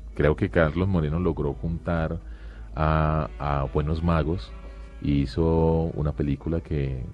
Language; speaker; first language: Spanish; native; Spanish